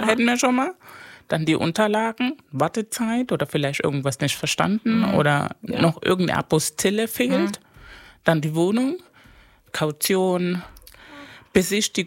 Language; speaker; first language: German; non-native, fluent; Spanish